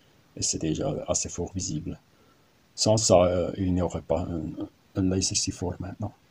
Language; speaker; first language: French; non-native, learner; German